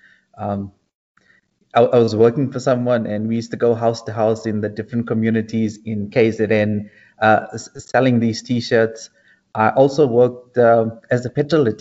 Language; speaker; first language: English; native; English